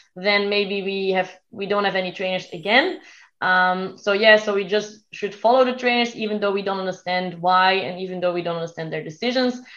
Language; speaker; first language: English; non-native, fluent; Dutch